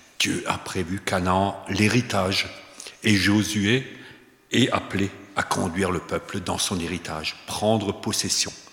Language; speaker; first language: French; native; French